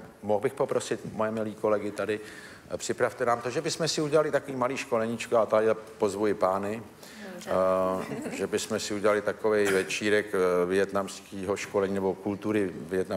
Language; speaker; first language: Czech; native; Czech